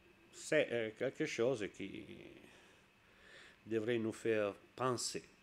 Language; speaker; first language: French; non-native, learner; Italian